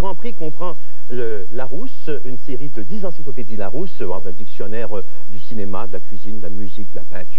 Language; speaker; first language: French; native; French